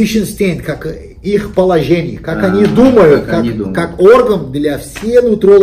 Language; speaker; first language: Russian; non-native, learner; Portuguese